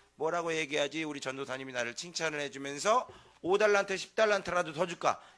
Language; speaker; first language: Korean; native; Korean